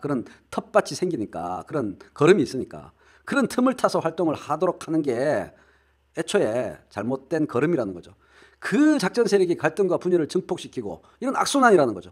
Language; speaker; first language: Korean; native; Korean